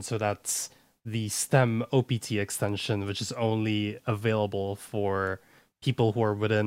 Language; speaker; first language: English; non-native, local second language; Filipino